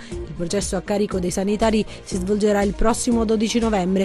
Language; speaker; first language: Italian; native; Italian